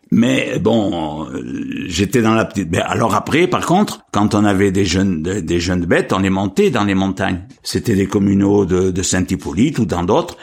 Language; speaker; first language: French; native; French